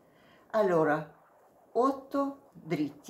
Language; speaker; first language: Italian; non-native, learner; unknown